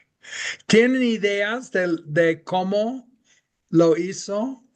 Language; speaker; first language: Spanish; non-native, fluent; English